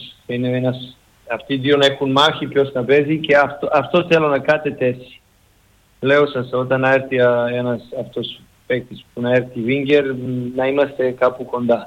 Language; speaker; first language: Greek; non-native, learner; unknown